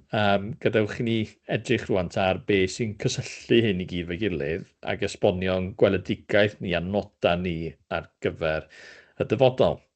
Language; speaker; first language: Welsh; native; Welsh